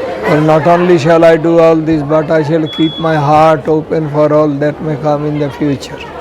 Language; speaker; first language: English; non-native, local second language; Bangla